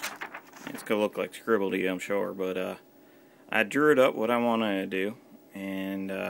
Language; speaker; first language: English; native; English